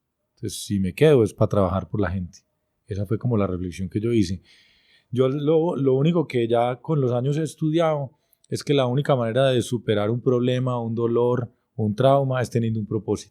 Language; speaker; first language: Spanish; native; Spanish